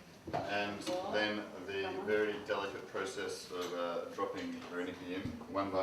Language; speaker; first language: English; native; English